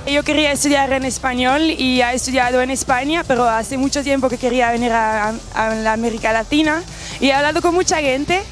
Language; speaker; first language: Spanish; non-native, fluent; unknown